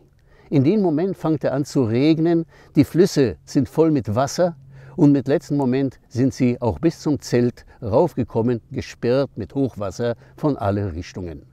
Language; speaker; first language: German; non-native, fluent; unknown